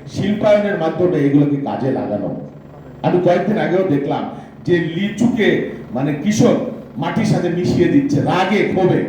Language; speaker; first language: Bangla; native; Bangla